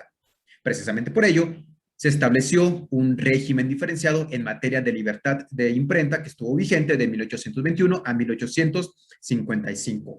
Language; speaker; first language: Spanish; native; Spanish